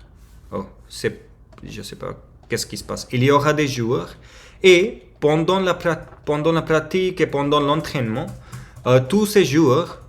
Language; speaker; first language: French; non-native, learner; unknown